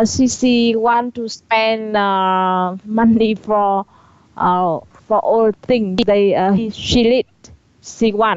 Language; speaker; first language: English; non-native, learner; Vietnamese